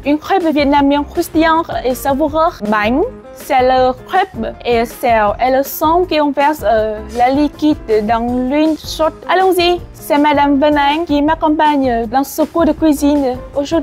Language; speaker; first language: French; non-native, fluent; Vietnamese